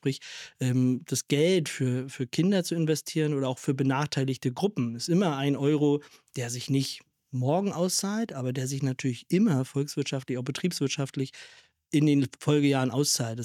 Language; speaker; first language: German; native; German